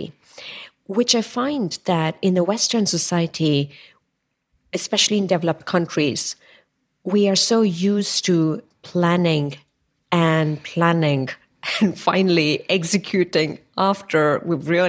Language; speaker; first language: English; non-native, local second language; Tamil